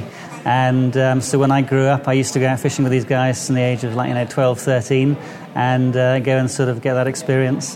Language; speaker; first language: English; native; English